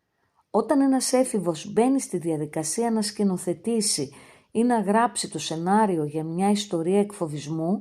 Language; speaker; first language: Greek; native; Greek